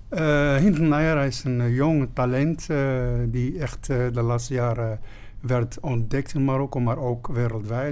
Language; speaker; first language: Dutch; non-native, fluent; Arabic